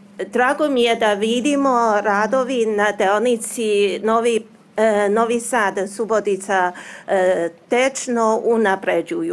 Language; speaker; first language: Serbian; non-native, learner; Chinese